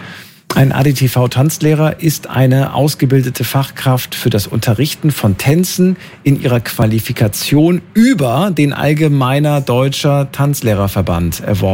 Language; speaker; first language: German; native; German